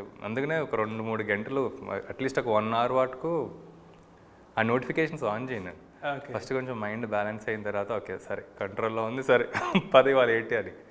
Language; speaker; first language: Telugu; native; Telugu